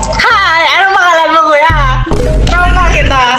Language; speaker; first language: Filipino; non-native, learner; Indonesian